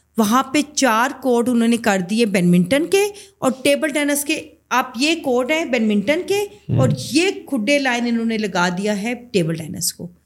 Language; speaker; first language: Urdu; native; Urdu